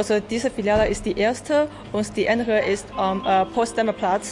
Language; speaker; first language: German; non-native, learner; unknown